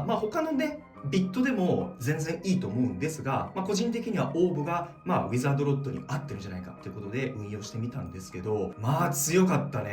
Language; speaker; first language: Japanese; native; Japanese